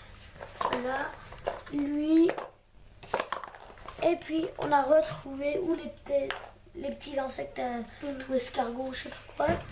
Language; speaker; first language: French; native; French